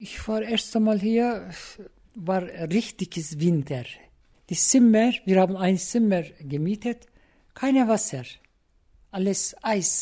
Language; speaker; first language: German; non-native, learner; Turkish